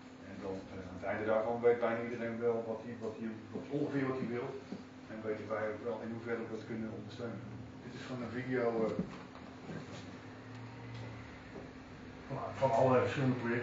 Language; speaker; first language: Dutch; native; Dutch